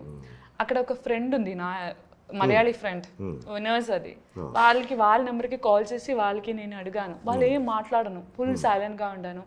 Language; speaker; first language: Telugu; non-native, learner; Malayalam